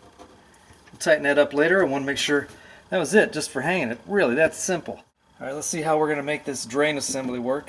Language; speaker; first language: English; native; English